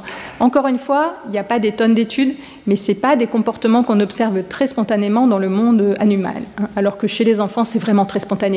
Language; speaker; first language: French; native; French